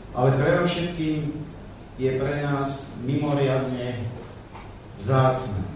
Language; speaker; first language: Slovak; native; Slovak